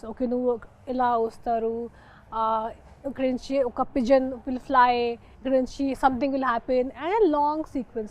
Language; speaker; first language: Telugu; non-native, local second language; Hindi